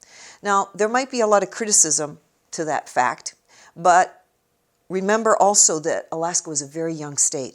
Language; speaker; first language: English; native; English